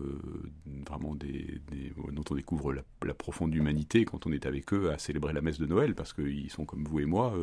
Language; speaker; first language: French; native; French